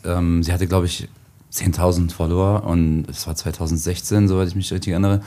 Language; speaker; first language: German; native; German